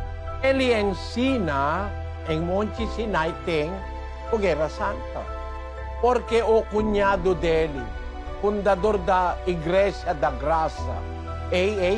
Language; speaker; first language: Portuguese; non-native, local second language; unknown